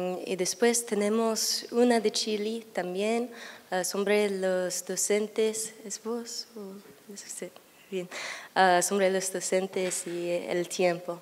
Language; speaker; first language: Spanish; non-native, learner; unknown